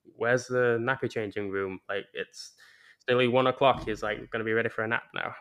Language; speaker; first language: English; native; English